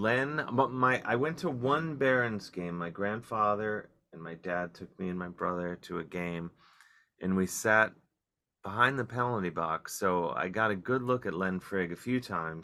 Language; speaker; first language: English; native; English